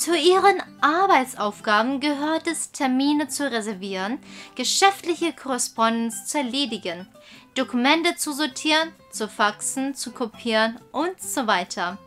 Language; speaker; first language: German; non-native, fluent; Chinese